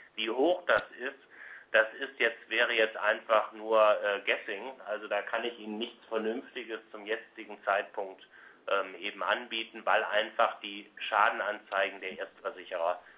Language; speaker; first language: German; native; German